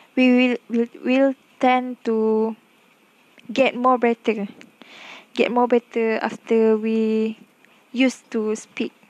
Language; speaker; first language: English; non-native, local second language; Malay